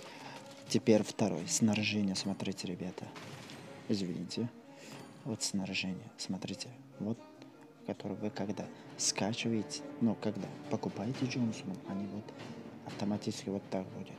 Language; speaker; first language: Russian; non-native, local second language; Uzbek